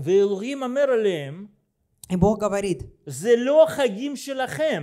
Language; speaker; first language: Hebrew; non-native, fluent; Russian